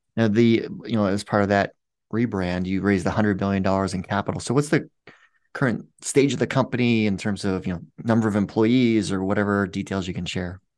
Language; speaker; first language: English; native; English